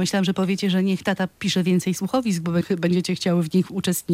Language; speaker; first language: Polish; native; Polish